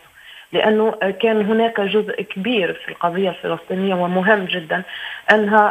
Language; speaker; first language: Arabic; native; Arabic